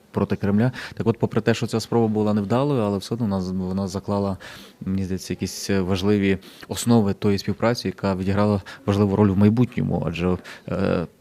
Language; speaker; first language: Ukrainian; native; Ukrainian